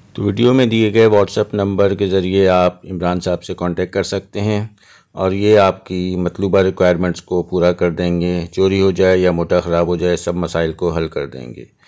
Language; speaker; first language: Urdu; native; Urdu